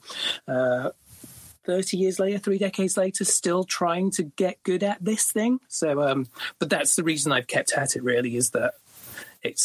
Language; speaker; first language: English; native; English